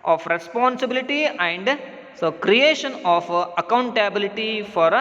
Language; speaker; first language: English; non-native, local second language; Kannada